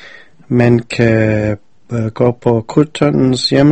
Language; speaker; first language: Danish; non-native, fluent; English